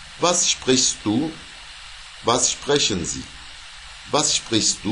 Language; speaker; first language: German; non-native, fluent; Turkish